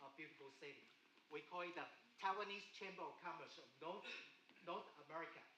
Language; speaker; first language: English; non-native, fluent; Chinese